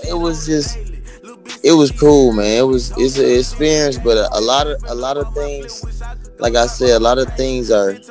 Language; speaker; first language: English; native; English